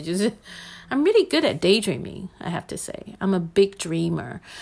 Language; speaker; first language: English; non-native, fluent; Chinese